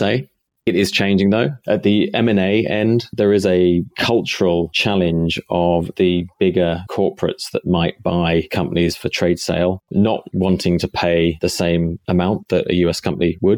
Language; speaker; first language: English; native; English